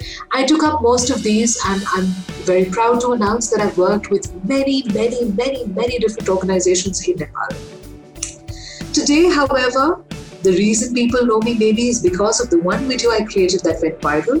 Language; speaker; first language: English; non-native, local second language; Bangla